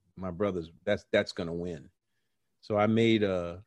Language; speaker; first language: English; native; English